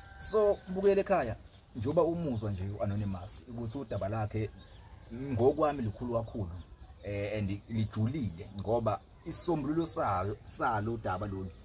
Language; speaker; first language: Zulu; native; Zulu